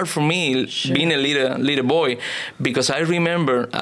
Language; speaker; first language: English; non-native, learner; Spanish